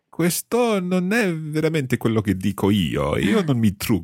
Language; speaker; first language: Italian; non-native, fluent; English